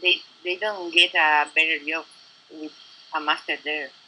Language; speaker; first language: English; non-native, learner; Spanish